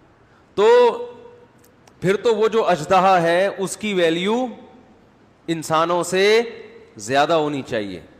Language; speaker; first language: Urdu; native; Urdu